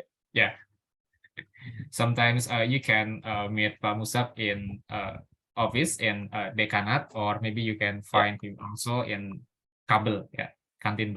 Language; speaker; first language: English; non-native, learner; Indonesian